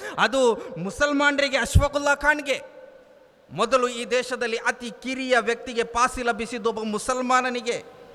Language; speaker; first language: Kannada; non-native, local second language; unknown